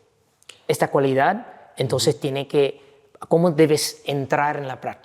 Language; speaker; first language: Spanish; non-native, fluent; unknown